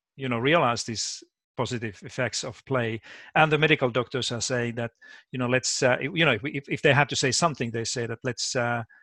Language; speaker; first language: English; non-native, fluent; Finnish